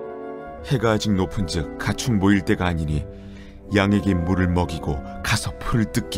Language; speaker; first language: Korean; native; Korean